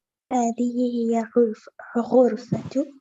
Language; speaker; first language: Arabic; non-native, learner; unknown